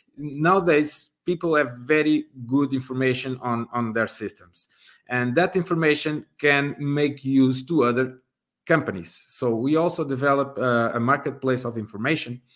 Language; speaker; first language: English; non-native, fluent; Portuguese